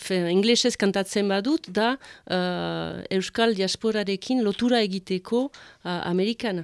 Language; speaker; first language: Basque; early bilingual, heritage; Basque